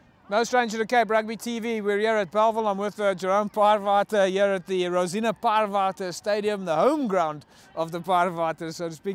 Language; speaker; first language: English; non-native, local second language; Afrikaans